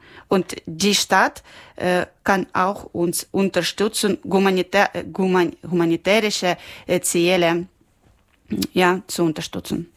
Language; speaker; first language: German; non-native, learner; Ukrainian